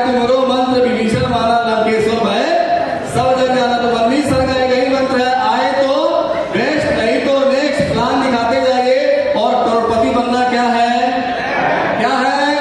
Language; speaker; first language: Hindi; native; Hindi